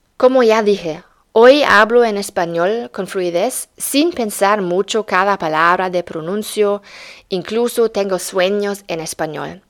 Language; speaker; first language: Spanish; non-native, fluent; German